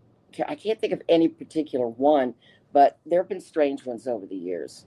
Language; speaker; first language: English; native; English